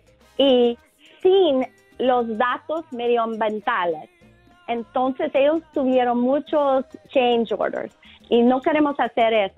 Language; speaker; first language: Spanish; non-native, fluent; English